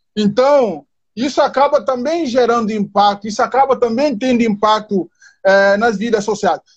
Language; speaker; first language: Portuguese; non-native, local second language; Upper Guinea Crioulo